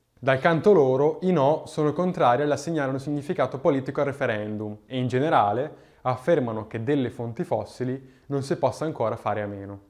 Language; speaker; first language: Italian; native; Italian